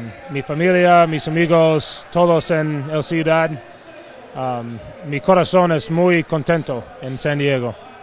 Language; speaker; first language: Spanish; non-native, learner; English